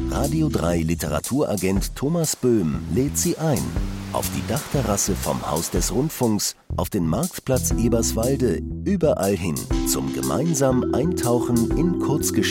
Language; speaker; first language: German; native; German